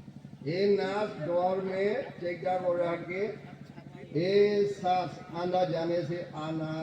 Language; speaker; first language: Hindi; non-native, fluent; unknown